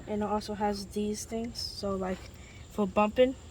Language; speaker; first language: English; native; English